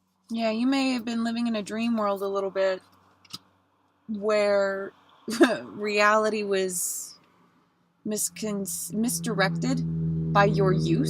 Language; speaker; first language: English; native; English